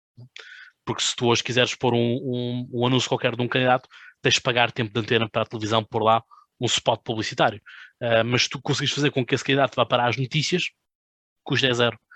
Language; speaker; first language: Portuguese; native; Portuguese